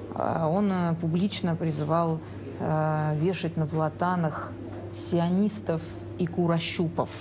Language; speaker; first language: Russian; native; Russian